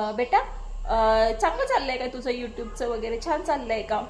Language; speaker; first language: Marathi; native; Marathi